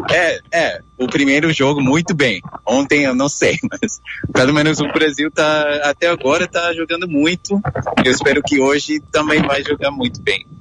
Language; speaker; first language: Portuguese; non-native, fluent; English